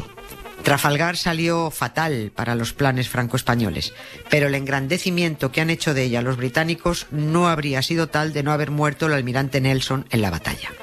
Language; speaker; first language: Spanish; native; Spanish